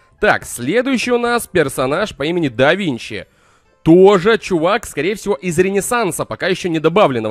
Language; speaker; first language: Russian; native; Russian